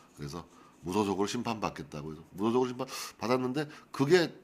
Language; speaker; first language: Korean; native; Korean